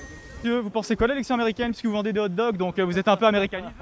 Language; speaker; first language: French; native; French